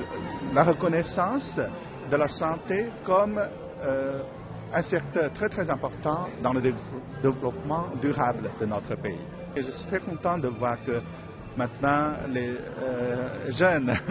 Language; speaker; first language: French; non-native, fluent; Chinese